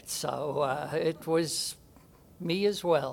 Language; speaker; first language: English; native; English